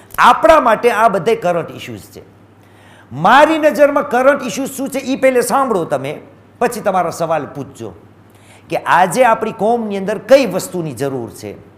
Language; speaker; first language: Gujarati; early bilingual, heritage; Gujarati